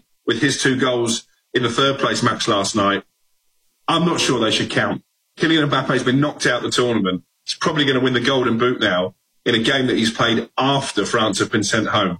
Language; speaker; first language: English; native; English